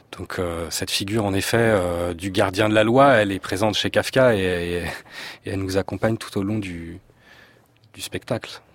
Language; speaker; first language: French; native; French